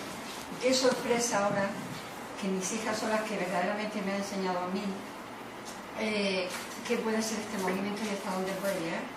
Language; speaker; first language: Spanish; native; Spanish